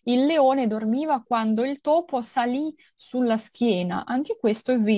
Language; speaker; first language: Italian; non-native, fluent; Russian